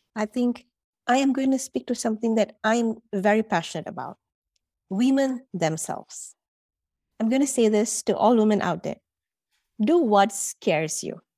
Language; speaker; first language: English; non-native, local second language; Tamil